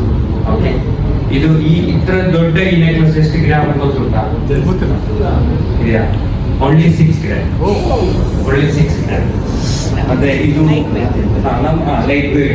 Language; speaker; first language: Kannada; non-native, local second language; Malayalam